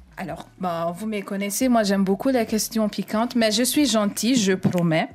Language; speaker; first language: French; non-native, fluent; Italian